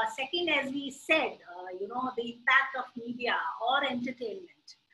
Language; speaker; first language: English; non-native, local second language; Hindi